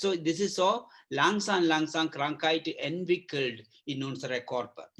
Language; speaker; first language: German; non-native, learner; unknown